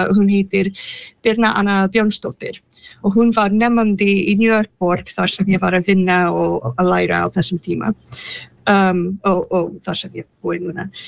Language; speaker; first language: Icelandic; non-native, fluent; English